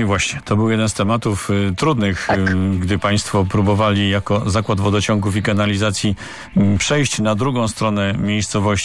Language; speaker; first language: Polish; native; Polish